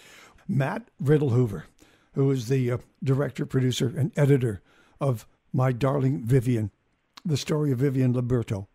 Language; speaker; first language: English; native; English